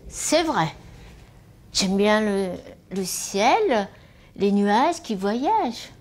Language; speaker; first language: French; non-native, fluent; Japanese